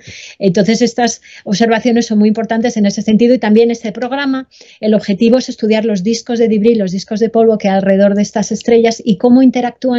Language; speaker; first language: Spanish; native; Spanish